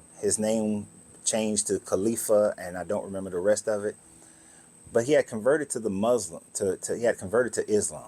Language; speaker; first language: English; native; English